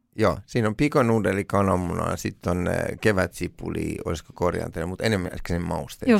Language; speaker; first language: Finnish; early bilingual, other home language; Persian